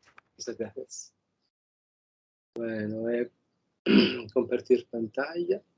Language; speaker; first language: Spanish; non-native, fluent; Italian